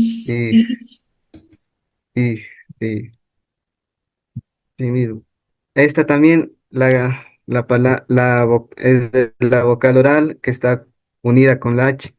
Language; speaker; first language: Spanish; non-native, local second language; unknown